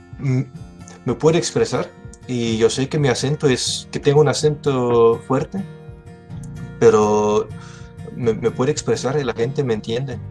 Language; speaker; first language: Spanish; non-native, fluent; Dutch